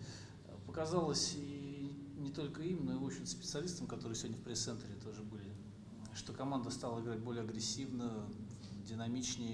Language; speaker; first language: Russian; native; Russian